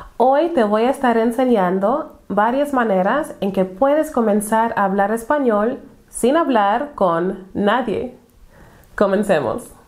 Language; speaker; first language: Spanish; non-native, fluent; English